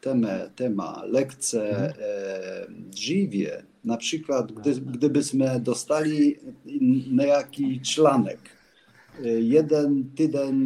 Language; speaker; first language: Czech; non-native, learner; Polish